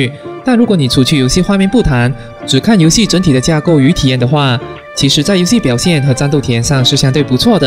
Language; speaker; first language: Chinese; native; Chinese